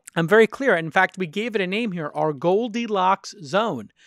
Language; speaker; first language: English; native; English